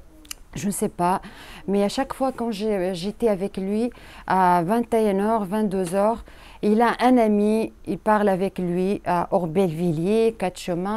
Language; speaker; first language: French; non-native, learner; Arabic